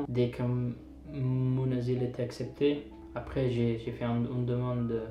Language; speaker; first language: French; non-native, fluent; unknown